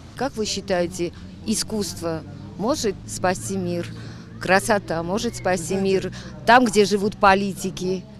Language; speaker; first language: Russian; non-native, local second language; Armenian